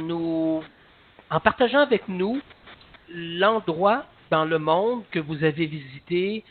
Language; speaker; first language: French; native; French